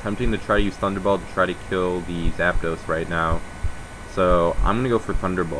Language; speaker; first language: English; native; English